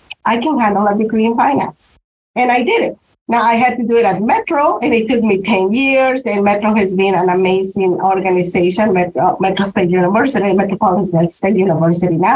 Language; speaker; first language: English; non-native, fluent; Spanish